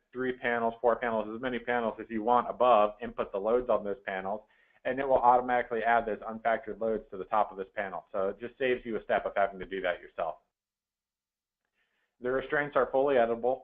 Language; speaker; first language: English; native; English